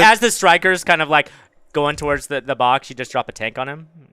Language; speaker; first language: English; native; English